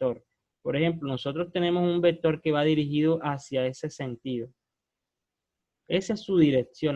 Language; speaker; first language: Spanish; native; Spanish